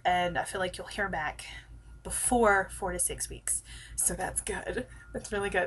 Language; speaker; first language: English; native; English